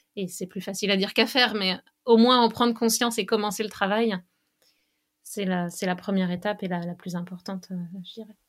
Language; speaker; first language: French; native; French